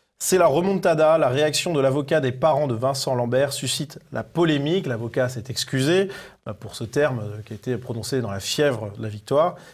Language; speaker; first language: French; native; French